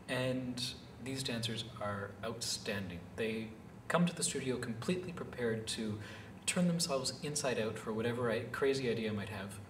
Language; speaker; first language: English; native; English